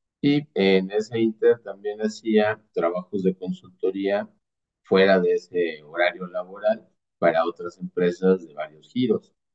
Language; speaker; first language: Spanish; native; Spanish